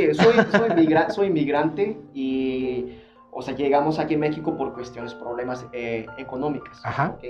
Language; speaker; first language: Spanish; non-native, fluent; Korean